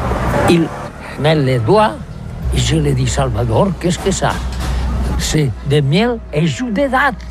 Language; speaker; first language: French; non-native, learner; Catalan